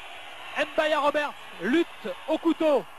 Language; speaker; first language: French; native; French